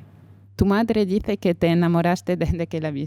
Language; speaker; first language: Spanish; non-native, fluent; French